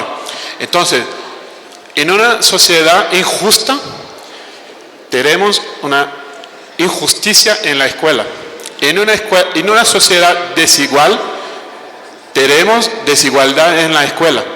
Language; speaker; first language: Spanish; non-native, fluent; Portuguese